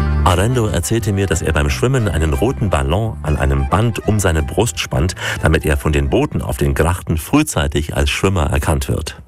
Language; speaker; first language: German; native; German